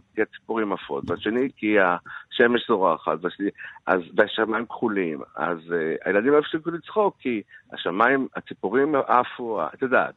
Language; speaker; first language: Hebrew; early bilingual, other home language; Arabic